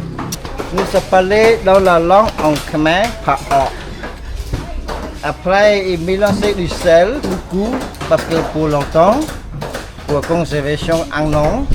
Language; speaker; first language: French; non-native, learner; Khmer